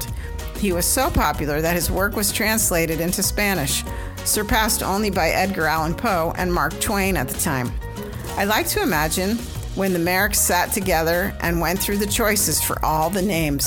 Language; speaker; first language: English; native; English